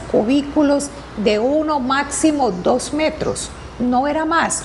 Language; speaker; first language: Spanish; native; Spanish